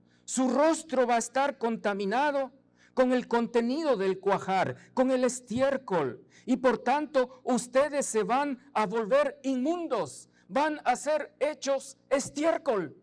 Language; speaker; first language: Spanish; native; Spanish